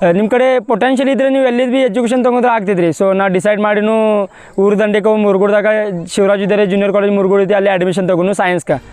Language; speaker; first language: Kannada; non-native, local second language; Marathi